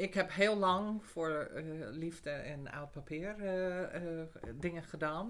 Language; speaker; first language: Dutch; non-native, fluent; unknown